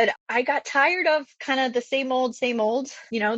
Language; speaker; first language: English; native; English